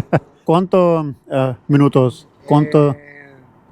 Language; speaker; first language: Spanish; non-native, learner; Urdu